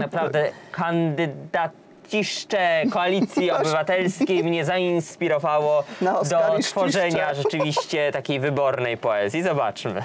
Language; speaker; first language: Polish; native; Polish